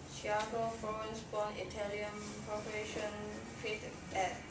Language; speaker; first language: English; non-native, learner; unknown